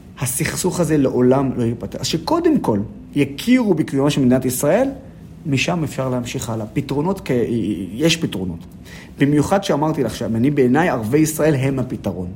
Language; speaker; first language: Hebrew; non-native, local second language; Arabic